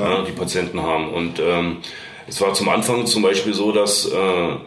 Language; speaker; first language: German; native; German